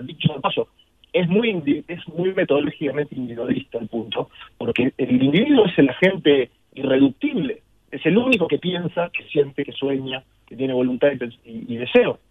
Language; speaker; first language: Spanish; native; Spanish